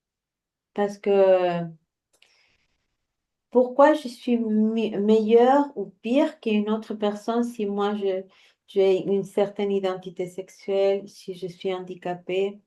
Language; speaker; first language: French; non-native, fluent; Spanish